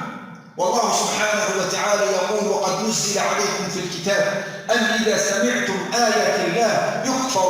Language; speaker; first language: Arabic; native; Arabic